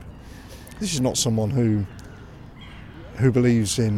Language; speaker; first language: English; native; English